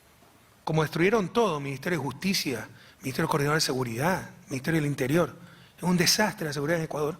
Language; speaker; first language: Spanish; native; Spanish